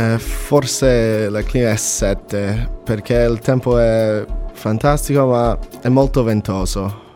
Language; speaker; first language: Italian; non-native, learner; English